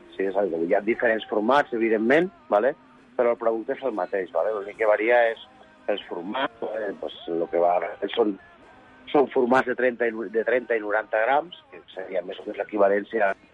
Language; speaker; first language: Catalan; native; Catalan